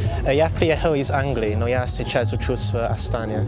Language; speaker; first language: Russian; non-native, learner; English